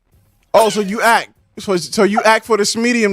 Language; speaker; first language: English; native; English